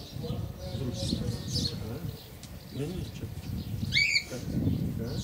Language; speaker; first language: Bulgarian; non-native, learner; Russian